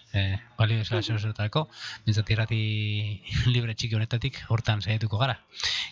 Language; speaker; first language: Basque; native; Basque